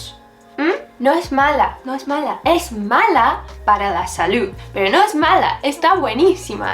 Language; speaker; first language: Spanish; non-native, fluent; English